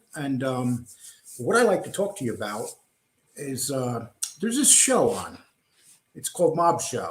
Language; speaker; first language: English; native; English